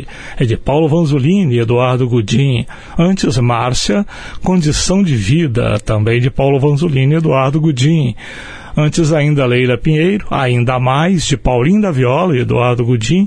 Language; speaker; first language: Portuguese; native; Portuguese